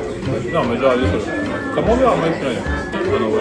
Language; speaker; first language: Japanese; non-native, fluent; French